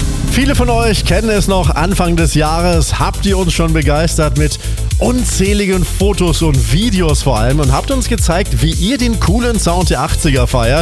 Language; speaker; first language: German; native; German